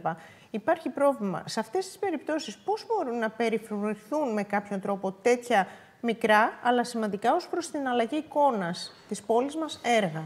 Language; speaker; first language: Greek; native; Greek